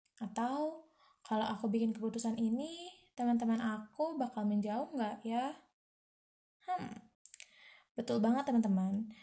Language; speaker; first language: Indonesian; native; Indonesian